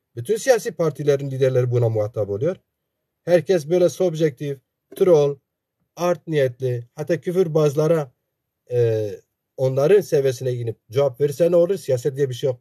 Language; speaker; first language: Turkish; non-native, local second language; Zaza